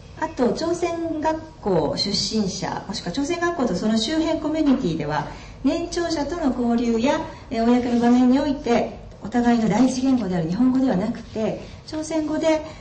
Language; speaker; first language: Japanese; native; Japanese